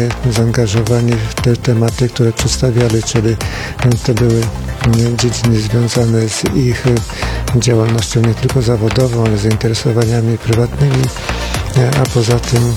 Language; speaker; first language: Polish; native; Polish